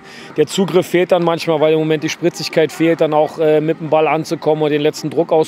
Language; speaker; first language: German; native; German